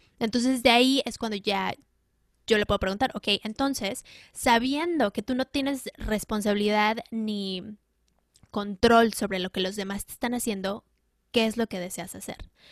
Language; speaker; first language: Spanish; native; Spanish